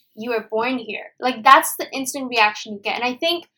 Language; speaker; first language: English; non-native, local second language; Nepali